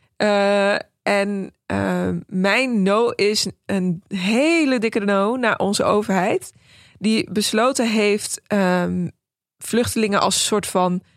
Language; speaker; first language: Dutch; early bilingual, other home language; Persian